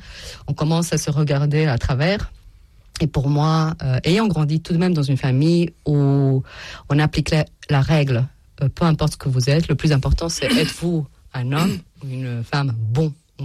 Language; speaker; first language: French; non-native, fluent; Serbian